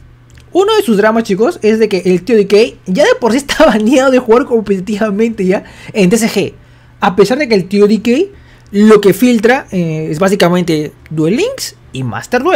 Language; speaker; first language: Spanish; native; Spanish